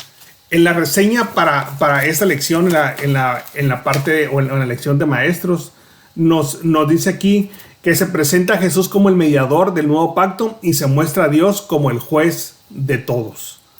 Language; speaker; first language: Spanish; native; Spanish